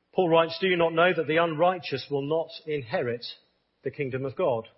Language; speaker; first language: English; native; English